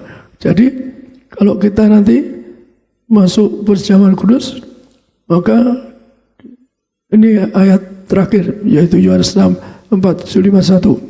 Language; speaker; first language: Indonesian; native; Indonesian